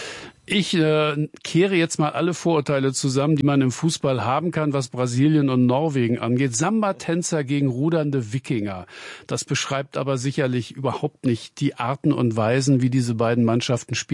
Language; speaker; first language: German; native; German